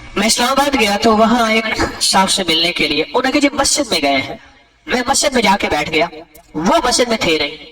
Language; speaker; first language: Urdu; non-native, local second language; Punjabi